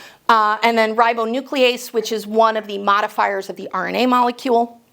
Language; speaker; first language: English; native; English